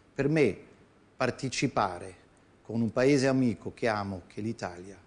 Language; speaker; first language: Italian; non-native, fluent; Arabic